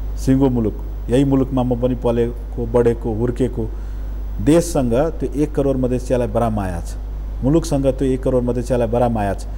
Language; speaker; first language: Nepali; non-native, local second language; Maithili